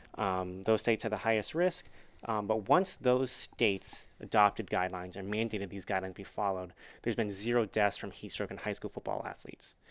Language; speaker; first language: English; native; English